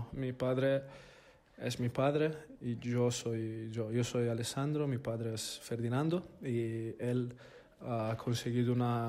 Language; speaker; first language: Spanish; non-native, fluent; Italian